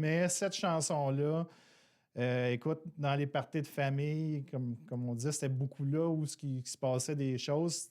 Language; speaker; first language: French; native; French